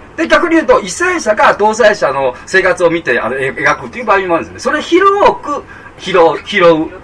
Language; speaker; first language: Japanese; non-native, fluent; Chinese